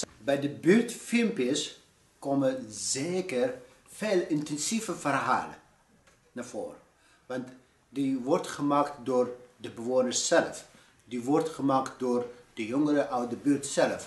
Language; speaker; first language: Dutch; non-native, fluent; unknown